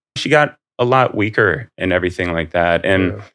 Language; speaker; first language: English; native; English